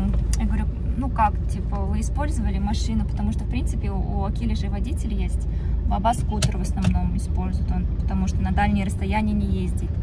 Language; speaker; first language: Russian; native; Russian